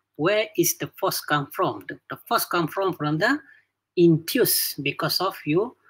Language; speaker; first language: English; non-native, local second language; Malay